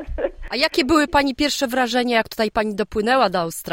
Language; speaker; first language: Polish; native; Polish